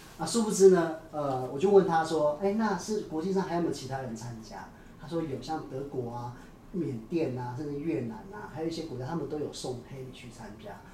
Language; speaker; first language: Chinese; native; Chinese